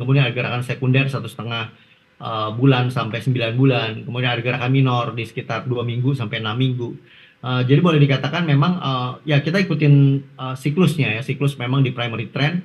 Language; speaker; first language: Indonesian; native; Indonesian